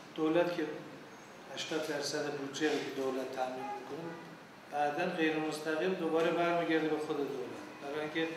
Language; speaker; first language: Persian; non-native, local second language; Armenian